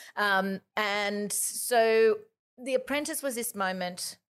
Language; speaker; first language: English; native; English